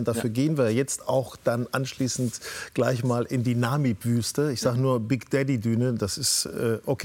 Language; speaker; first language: German; native; German